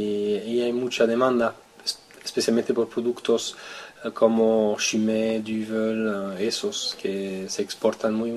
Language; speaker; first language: Spanish; non-native, fluent; French